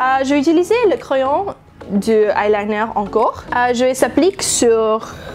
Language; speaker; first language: French; non-native, learner; English